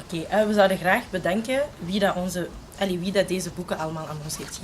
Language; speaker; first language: Dutch; non-native, local second language; French